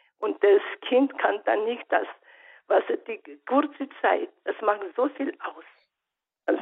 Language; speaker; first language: German; non-native, learner; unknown